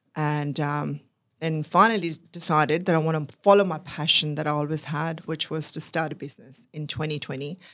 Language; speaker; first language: English; non-native, local second language; Urdu